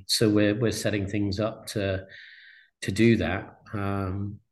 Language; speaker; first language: English; native; English